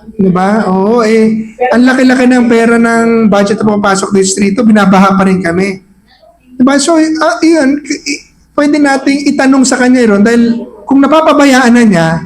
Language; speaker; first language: Filipino; native; Filipino